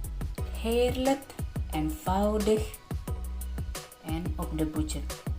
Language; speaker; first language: Dutch; non-native, learner; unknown